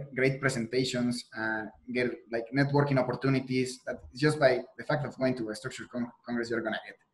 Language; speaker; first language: English; non-native, fluent; Spanish